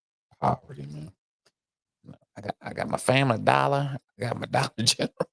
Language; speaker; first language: English; native; English